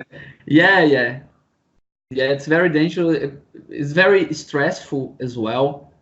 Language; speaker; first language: English; non-native, learner; Portuguese